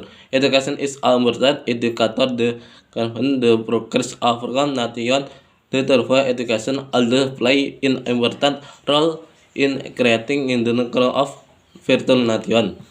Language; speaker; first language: English; non-native, learner; Indonesian